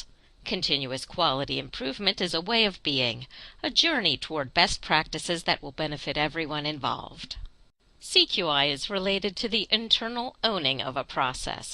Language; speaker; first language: English; native; English